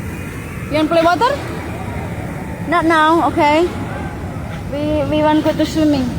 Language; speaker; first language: English; non-native, learner; Malay